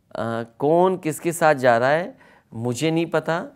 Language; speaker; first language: Hindi; native; Hindi